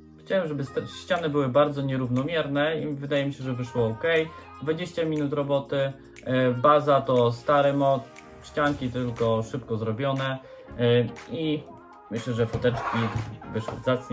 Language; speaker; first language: Polish; native; Polish